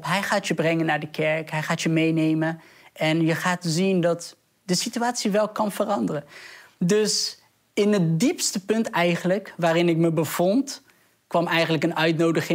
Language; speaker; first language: Dutch; early bilingual, other home language; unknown